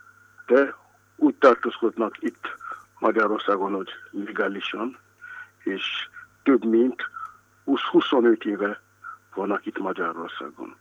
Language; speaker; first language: Hungarian; non-native, fluent; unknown